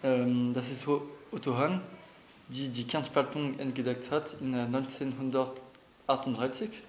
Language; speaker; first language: German; non-native, learner; French